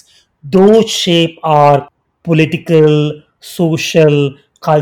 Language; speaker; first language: English; non-native, local second language; Hindi